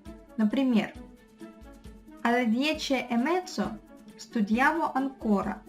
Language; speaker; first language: Italian; non-native, fluent; Russian